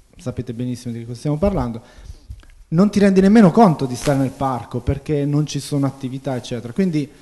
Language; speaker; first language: Italian; native; Italian